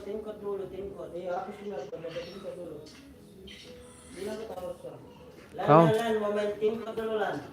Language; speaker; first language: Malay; non-native, local second language; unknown